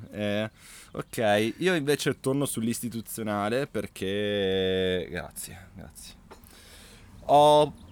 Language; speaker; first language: Italian; native; Italian